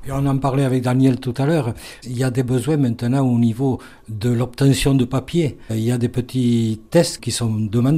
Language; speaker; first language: French; native; French